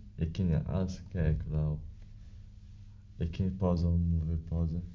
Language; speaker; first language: Dutch; non-native, learner; Arabic